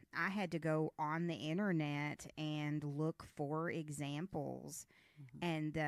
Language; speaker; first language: English; native; English